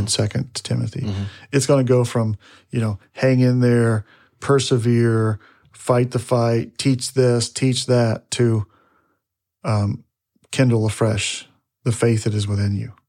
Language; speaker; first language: English; native; English